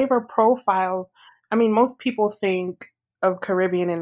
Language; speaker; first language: English; native; English